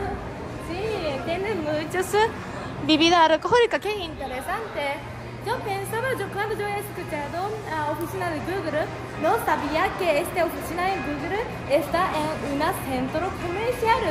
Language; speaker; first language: Spanish; non-native, learner; Japanese